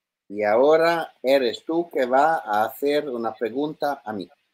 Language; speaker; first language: Spanish; non-native, learner; Italian